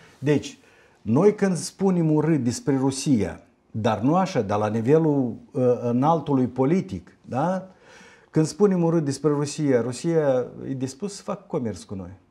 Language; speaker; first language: Romanian; native; Romanian